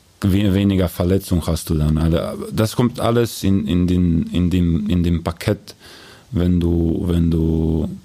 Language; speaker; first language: German; non-native, learner; Croatian